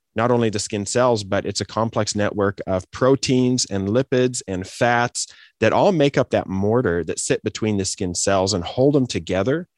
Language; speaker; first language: English; native; English